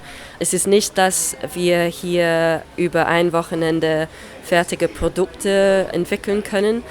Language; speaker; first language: German; non-native, fluent; English